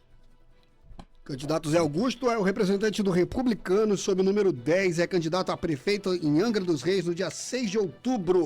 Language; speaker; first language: Portuguese; native; Portuguese